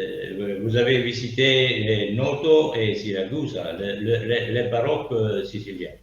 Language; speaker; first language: French; non-native, learner; Italian